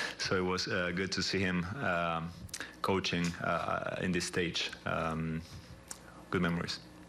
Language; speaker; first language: English; non-native, fluent; Spanish